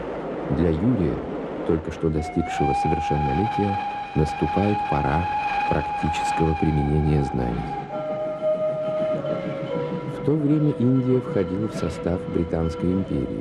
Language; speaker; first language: Russian; native; Russian